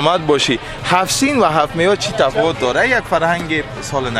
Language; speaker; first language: Persian; non-native, local second language; Pashto